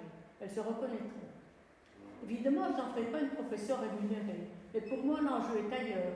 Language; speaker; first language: French; native; French